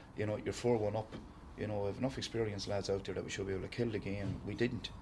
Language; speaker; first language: English; native; English